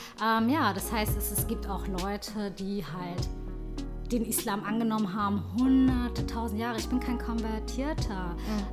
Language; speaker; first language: German; early bilingual, other home language; Somali